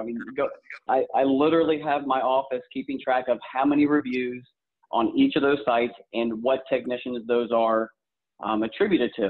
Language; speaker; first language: English; native; English